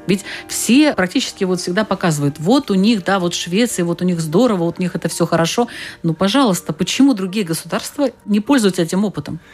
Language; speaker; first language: Russian; native; Russian